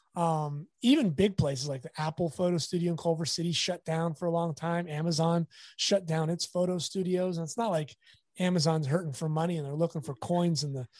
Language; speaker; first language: English; native; English